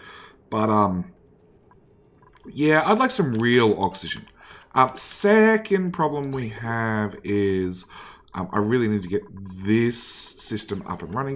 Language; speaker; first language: English; native; English